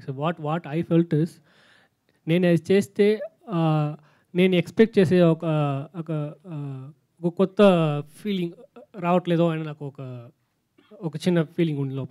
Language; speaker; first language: Telugu; non-native, local second language; Tamil